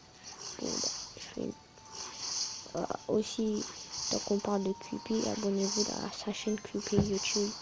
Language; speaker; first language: French; native; French